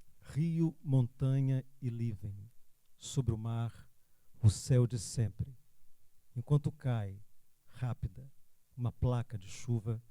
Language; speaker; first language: Portuguese; native; Portuguese